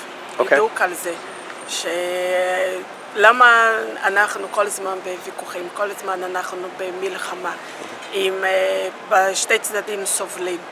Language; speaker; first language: Hebrew; non-native, fluent; Portuguese